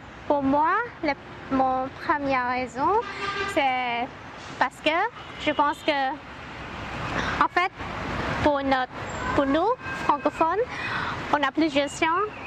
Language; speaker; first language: French; non-native, learner; Khmer